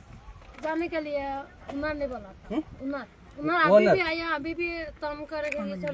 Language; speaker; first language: Hindi; non-native, learner; Rohingya